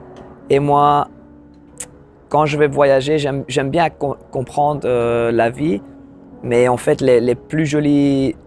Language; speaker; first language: French; non-native, local second language; Dutch